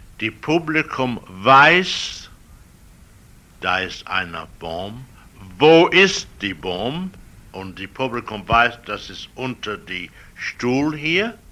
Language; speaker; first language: German; non-native, learner; English